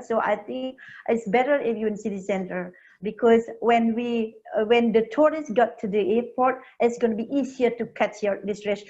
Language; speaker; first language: English; non-native, learner; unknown